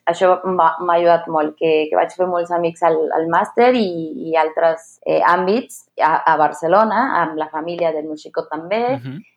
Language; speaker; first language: Catalan; non-native, fluent; Spanish